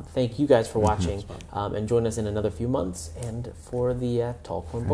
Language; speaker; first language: English; native; English